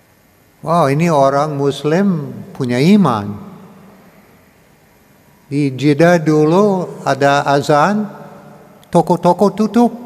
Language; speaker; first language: Indonesian; non-native, learner; English